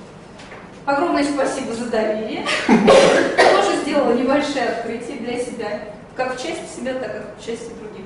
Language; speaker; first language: Russian; native; Russian